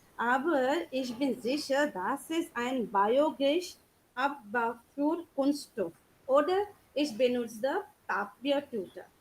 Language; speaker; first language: German; non-native, learner; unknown